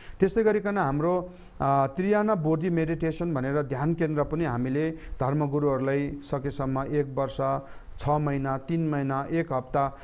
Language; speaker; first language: Nepali; non-native, local second language; Eastern Tamang